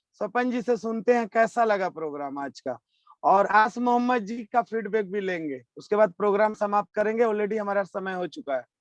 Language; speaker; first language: Hindi; native; Hindi